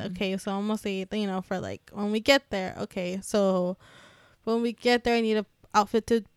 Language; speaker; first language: English; early bilingual, other home language; Spanish